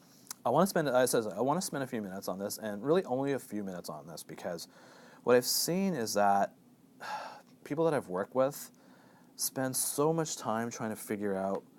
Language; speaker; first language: English; native; English